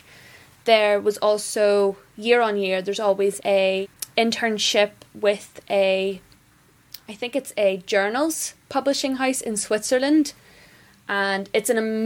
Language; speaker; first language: English; native; English